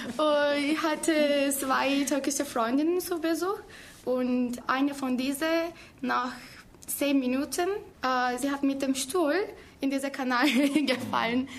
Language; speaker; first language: German; non-native, learner; Turkish